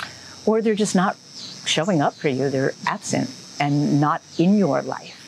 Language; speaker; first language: English; native; English